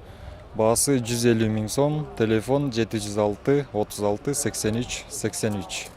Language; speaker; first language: Kyrgyz; native; Kyrgyz